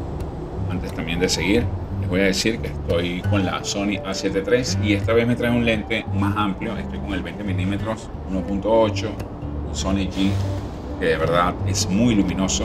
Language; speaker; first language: Spanish; native; Spanish